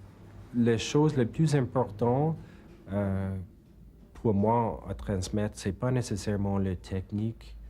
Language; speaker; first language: French; non-native, fluent; English